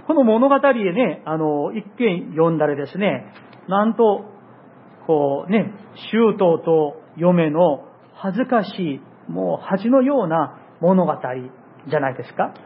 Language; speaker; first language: Japanese; non-native, fluent; Korean